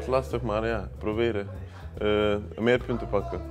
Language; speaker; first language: Dutch; non-native, learner; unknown